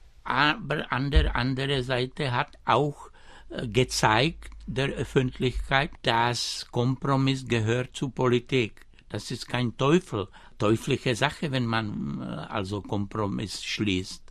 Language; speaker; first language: German; non-native, fluent; Czech